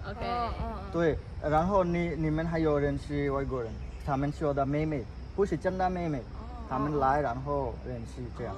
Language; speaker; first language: Chinese; non-native, learner; Bangla